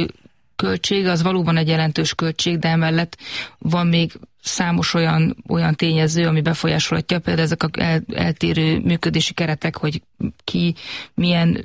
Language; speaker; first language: Hungarian; native; Hungarian